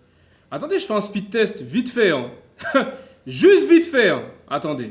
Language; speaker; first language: French; native; French